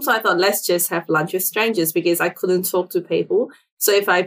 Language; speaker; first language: English; non-native, local second language; Cantonese